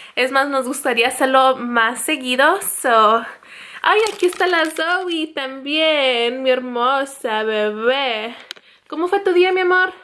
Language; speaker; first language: Spanish; early bilingual, heritage; Spanish